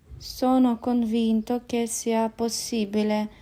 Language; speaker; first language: Italian; non-native, fluent; Ukrainian